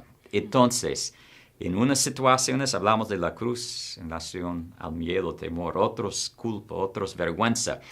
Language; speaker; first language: Spanish; non-native, fluent; English